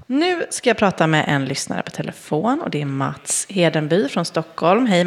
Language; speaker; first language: Swedish; native; Swedish